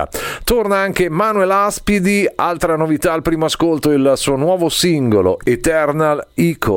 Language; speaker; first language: Italian; native; Italian